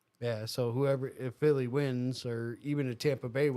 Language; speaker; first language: English; native; English